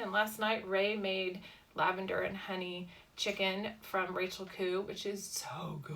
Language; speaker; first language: English; native; English